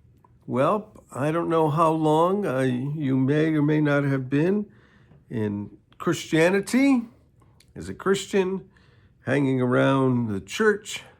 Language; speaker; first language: English; native; English